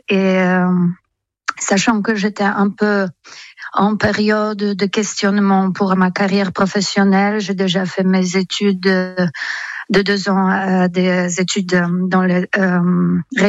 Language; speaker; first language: French; non-native, fluent; Polish